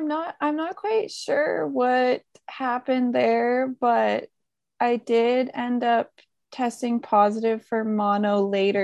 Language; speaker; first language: English; native; English